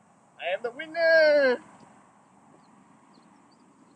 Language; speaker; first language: English; non-native, fluent; Vietnamese